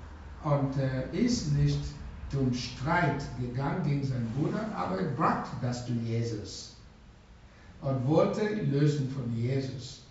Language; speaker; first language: German; non-native, learner; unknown